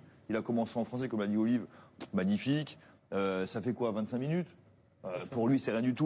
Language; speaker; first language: French; native; French